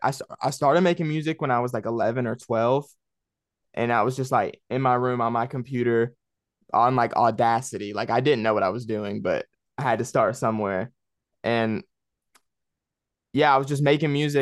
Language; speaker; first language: English; native; English